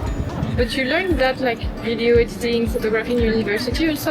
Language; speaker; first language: English; non-native, fluent; French